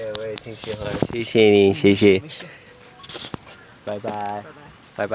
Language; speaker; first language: Chinese; non-native, learner; Turkish